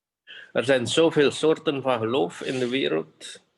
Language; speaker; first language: Dutch; non-native, fluent; Indonesian